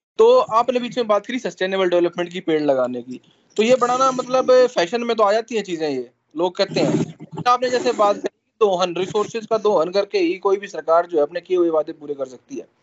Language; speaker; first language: Hindi; native; Hindi